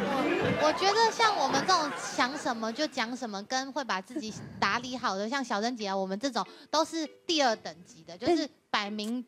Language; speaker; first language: Chinese; native; Chinese